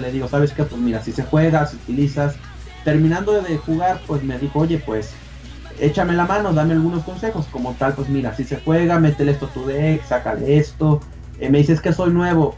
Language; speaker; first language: Spanish; native; Spanish